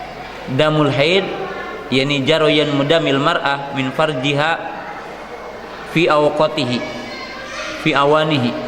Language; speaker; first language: Arabic; non-native, fluent; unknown